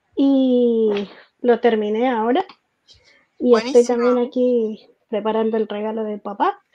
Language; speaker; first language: Spanish; native; Spanish